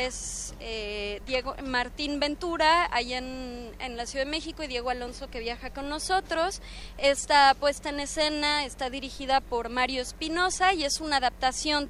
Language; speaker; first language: Spanish; native; Spanish